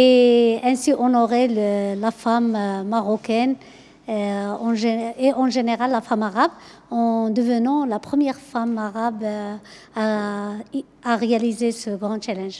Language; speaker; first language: French; non-native, local second language; Arabic